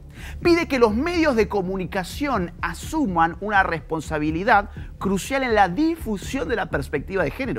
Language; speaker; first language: Spanish; native; Spanish